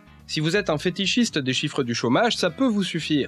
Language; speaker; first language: French; native; French